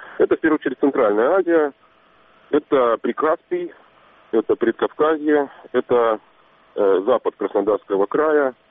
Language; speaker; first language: Russian; native; Russian